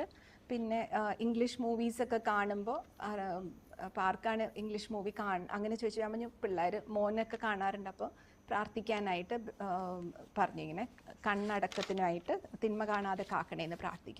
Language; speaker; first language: Malayalam; native; Malayalam